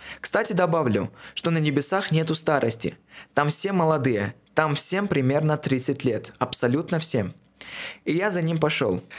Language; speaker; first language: Russian; non-native, local second language; Armenian